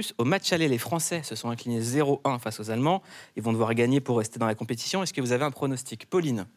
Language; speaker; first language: French; native; French